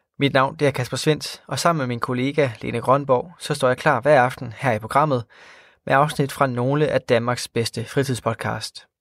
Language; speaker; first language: Danish; native; Danish